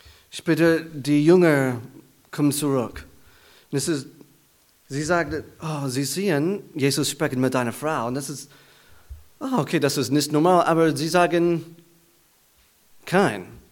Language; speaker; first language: German; non-native, learner; English